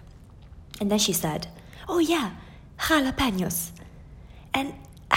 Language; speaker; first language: English; non-native, fluent; Italian